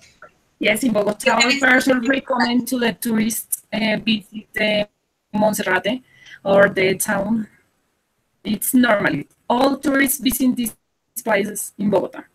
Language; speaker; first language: English; non-native, learner; Spanish